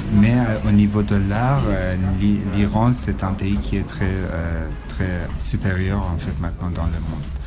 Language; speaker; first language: French; non-native, learner; Persian